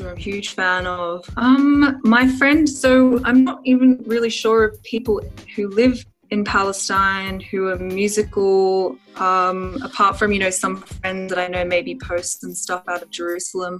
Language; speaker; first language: English; native; English